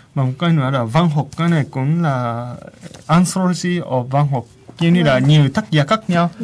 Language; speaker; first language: Vietnamese; non-native, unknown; Japanese